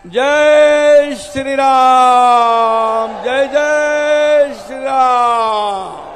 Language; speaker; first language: Hindi; non-native, local second language; Marathi